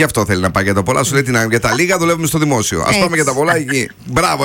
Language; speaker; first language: Greek; native; Greek